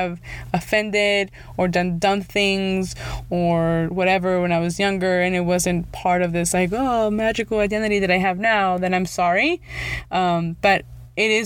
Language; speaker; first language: English; early bilingual, other home language; Spanish